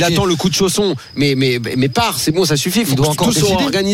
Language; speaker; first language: French; native; French